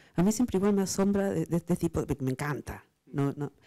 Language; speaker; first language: Spanish; native; Spanish